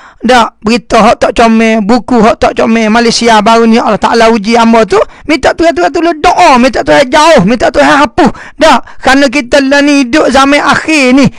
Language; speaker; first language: Malay; native; Malay